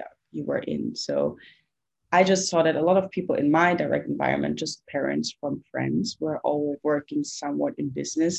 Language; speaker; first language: English; non-native, fluent; German